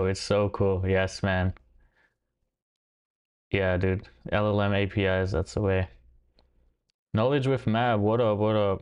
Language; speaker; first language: English; native; English